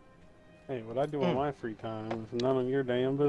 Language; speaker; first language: English; native; English